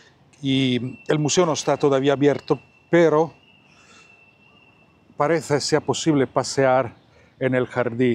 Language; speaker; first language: Spanish; non-native, fluent; Italian